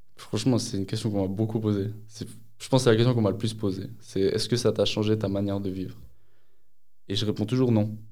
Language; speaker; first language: French; native; French